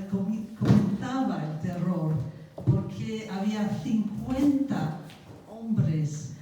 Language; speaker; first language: Spanish; non-native, fluent; English